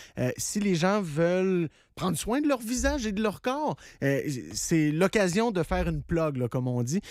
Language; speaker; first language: French; native; French